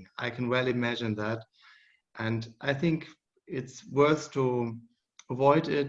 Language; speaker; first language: English; non-native, fluent; German